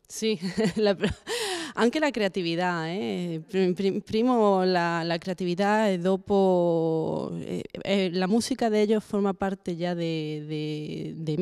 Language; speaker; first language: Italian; non-native, learner; Spanish